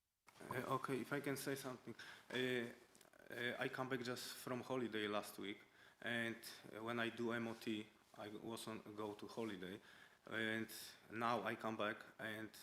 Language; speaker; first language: English; non-native, learner; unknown